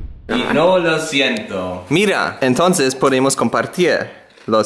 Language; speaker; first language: Spanish; non-native, learner; German